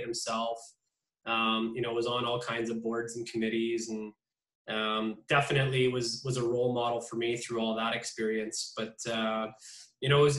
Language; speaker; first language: English; native; English